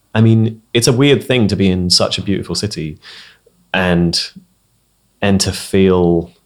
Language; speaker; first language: English; native; English